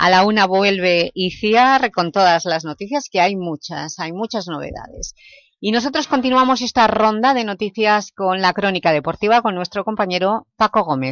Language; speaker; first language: Spanish; native; Spanish